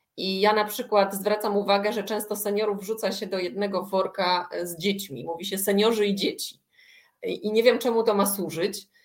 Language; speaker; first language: Polish; native; Polish